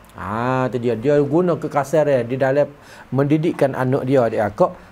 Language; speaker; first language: Malay; native; Malay